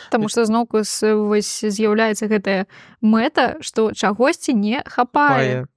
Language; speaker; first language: Belarusian; non-native, local second language; Russian